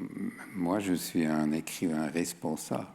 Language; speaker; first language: French; non-native, fluent; German